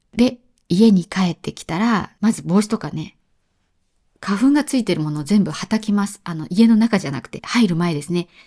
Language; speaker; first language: Japanese; native; Japanese